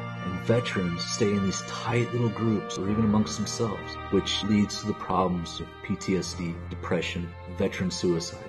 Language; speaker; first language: English; native; English